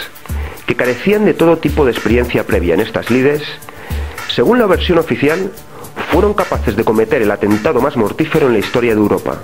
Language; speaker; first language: Spanish; native; Spanish